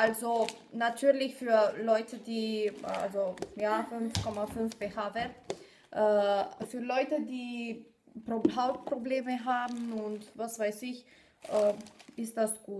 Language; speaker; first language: German; non-native, fluent; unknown